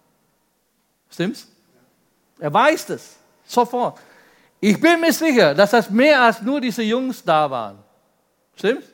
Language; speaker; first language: German; non-native, fluent; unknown